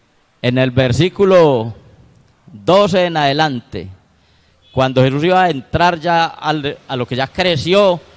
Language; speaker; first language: Spanish; native; Spanish